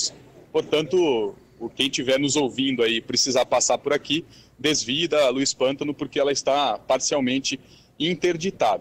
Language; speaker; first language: Portuguese; native; Portuguese